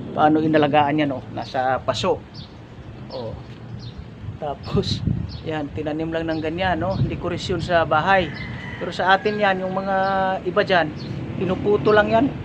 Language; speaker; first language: Filipino; non-native, local second language; Cebuano